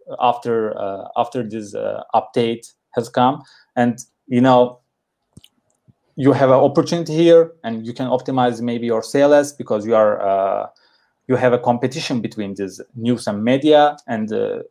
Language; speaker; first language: English; non-native, learner; Turkish